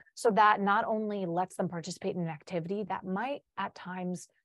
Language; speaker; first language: English; early bilingual, other home language; Polish